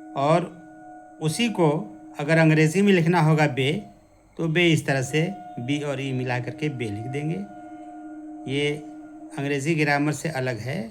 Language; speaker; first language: Hindi; native; Hindi